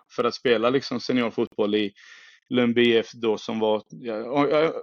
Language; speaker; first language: Swedish; early bilingual, other home language; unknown